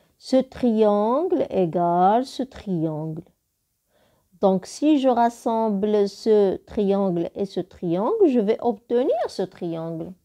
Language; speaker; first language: French; non-native, local second language; Arabic